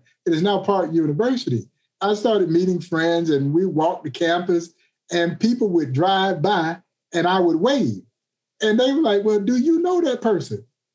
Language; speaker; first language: English; native; English